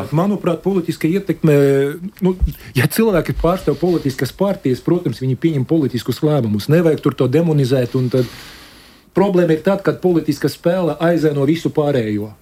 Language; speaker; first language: Latvian; non-native, local second language; Russian